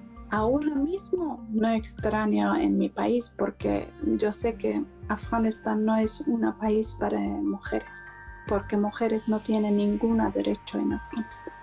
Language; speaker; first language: Spanish; non-native, learner; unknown